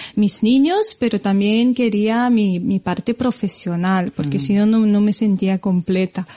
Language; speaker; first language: Spanish; non-native, fluent; Romanian